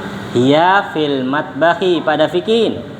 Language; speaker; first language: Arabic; non-native, fluent; Indonesian